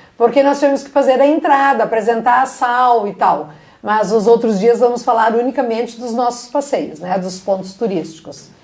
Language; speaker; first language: Portuguese; native; Portuguese